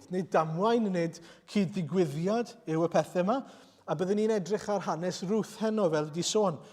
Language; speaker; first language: Welsh; native; Welsh